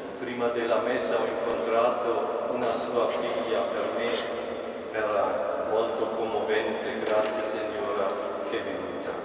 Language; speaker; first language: Italian; non-native, fluent; German